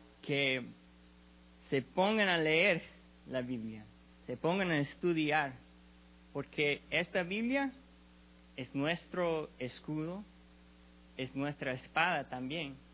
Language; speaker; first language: Spanish; non-native, learner; English